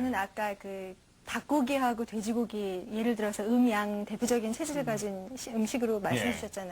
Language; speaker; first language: Korean; native; Korean